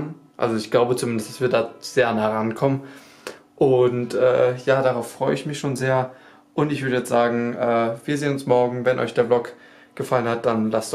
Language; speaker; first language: German; native; German